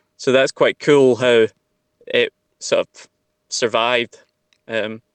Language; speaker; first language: English; native; English